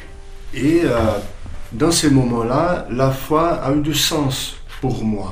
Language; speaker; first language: French; non-native, fluent; Portuguese